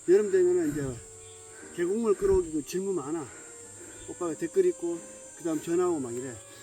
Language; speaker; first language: Korean; native; Korean